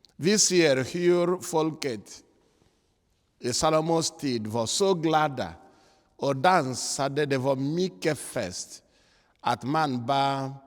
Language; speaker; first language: Swedish; non-native, fluent; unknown